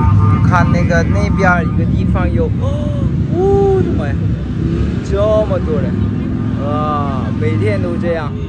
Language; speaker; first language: Chinese; non-native, fluent; Korean